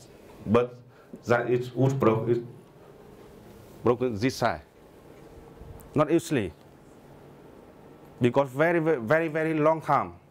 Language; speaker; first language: English; non-native, learner; Vietnamese